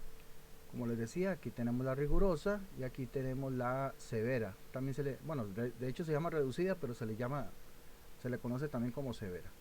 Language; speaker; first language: Spanish; native; Spanish